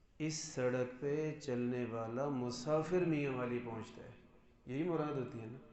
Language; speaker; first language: Urdu; non-native, local second language; Punjabi